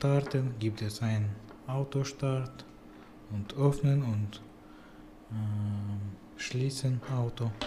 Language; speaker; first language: German; non-native, learner; Russian